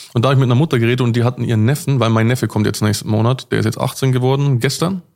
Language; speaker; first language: German; native; German